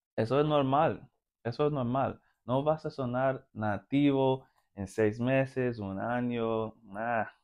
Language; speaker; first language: Spanish; non-native, fluent; English